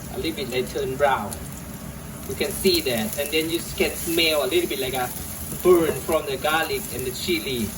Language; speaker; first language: English; non-native, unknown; Thai